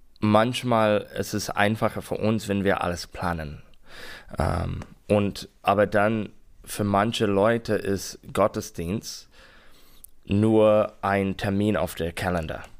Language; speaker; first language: German; non-native, learner; English